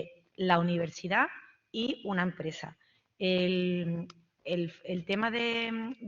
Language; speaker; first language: Spanish; native; Spanish